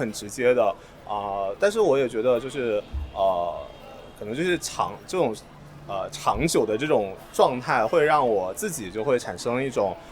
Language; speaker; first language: Chinese; native; Chinese